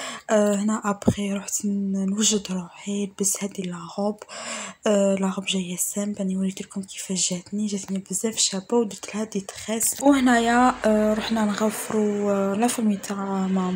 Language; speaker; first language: Arabic; early bilingual, heritage; Arabic